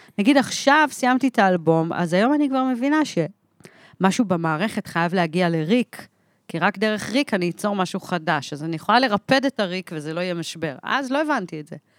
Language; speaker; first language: Hebrew; early bilingual, other home language; English